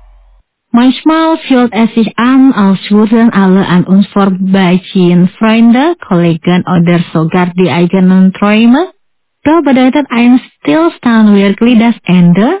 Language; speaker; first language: German; non-native, fluent; Indonesian